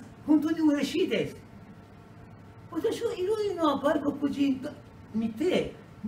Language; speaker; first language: Japanese; non-native, learner; Persian